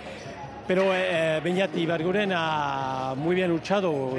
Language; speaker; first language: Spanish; non-native, learner; French